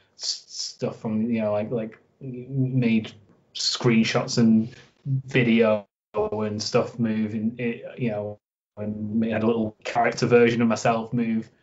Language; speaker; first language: English; native; English